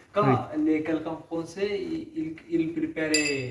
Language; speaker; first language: French; non-native, learner; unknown